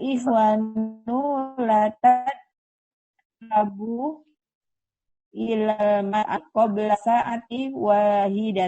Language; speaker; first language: Arabic; non-native, learner; Indonesian